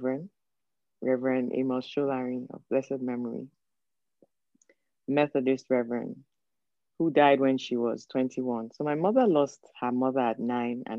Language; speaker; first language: English; non-native, local second language; Yoruba